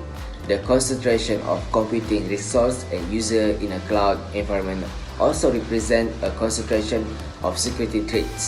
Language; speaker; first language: English; non-native, local second language; Malay